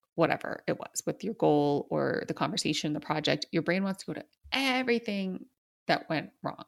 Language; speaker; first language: English; native; English